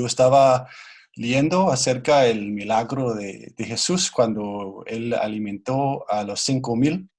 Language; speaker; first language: Spanish; non-native, fluent; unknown